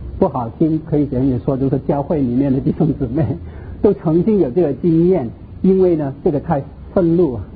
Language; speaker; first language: Chinese; non-native, local second language; Cantonese